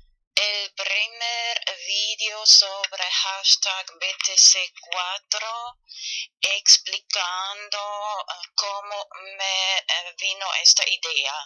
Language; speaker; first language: Spanish; non-native, fluent; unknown